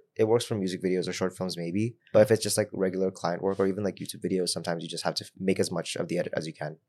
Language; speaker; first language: English; non-native, local second language; Filipino